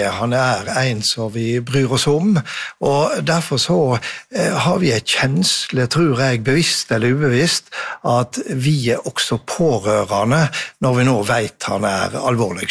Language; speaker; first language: Norwegian; native; Norwegian